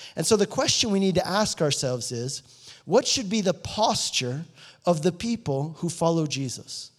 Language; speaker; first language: English; native; English